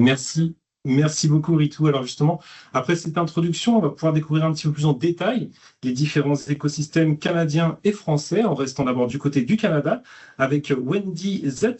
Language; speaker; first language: French; native; French